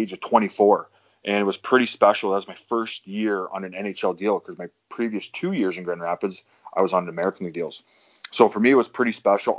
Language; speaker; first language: English; native; English